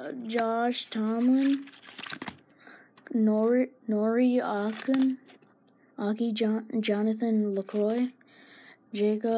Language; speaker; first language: English; native; English